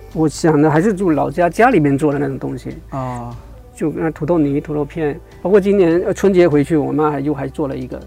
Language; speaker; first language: Chinese; native; Chinese